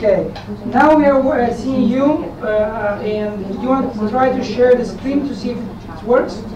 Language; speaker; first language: English; non-native, fluent; Italian